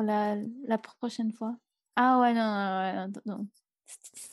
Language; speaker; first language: French; non-native, fluent; English